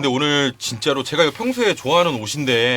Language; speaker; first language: Korean; native; Korean